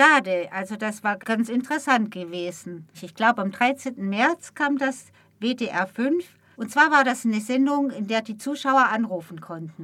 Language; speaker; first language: German; native; German